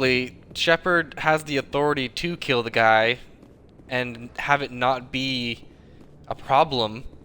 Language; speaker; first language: English; native; English